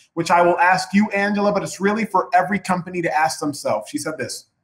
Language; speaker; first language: English; native; English